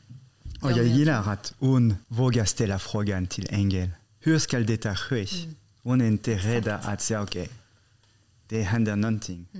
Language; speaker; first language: Swedish; non-native, fluent; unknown